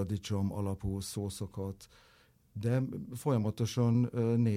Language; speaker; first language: Hungarian; non-native, fluent; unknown